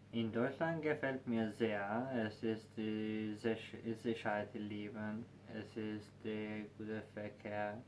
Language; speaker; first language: German; non-native, learner; Albanian